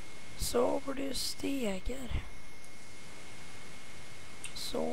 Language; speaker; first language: Swedish; native; Swedish